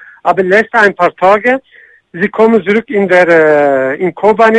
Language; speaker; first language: German; non-native, learner; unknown